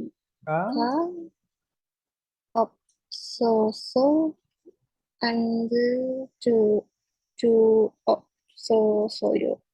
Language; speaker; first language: Korean; non-native, learner; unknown